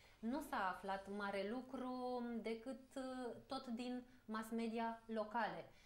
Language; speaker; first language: Romanian; native; Romanian